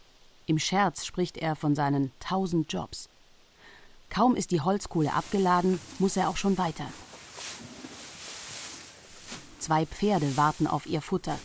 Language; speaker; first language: German; native; German